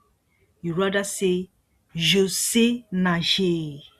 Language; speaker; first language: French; non-native, fluent; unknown